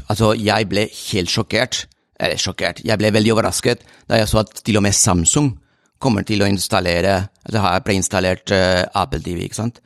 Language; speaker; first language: Norwegian; non-native, fluent; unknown